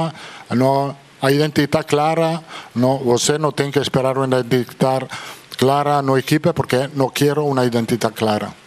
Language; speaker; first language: Portuguese; non-native, fluent; Italian